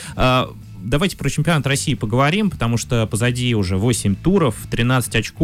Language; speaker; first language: Russian; native; Russian